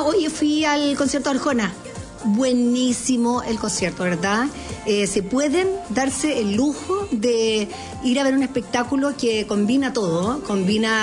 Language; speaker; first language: Spanish; native; Spanish